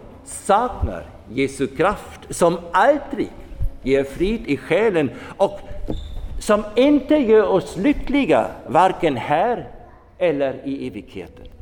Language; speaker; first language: Swedish; non-native, fluent; German